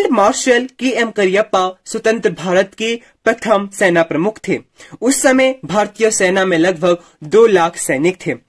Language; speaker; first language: Hindi; native; Hindi